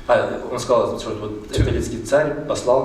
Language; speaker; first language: Russian; native; Russian